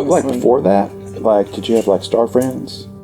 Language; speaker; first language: English; native; English